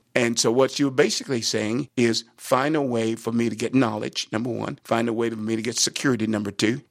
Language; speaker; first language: English; native; English